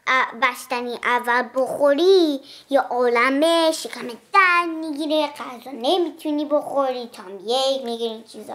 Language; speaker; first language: Persian; early bilingual, heritage; Persian